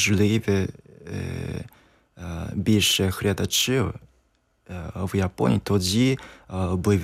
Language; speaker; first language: Ukrainian; non-native, learner; Japanese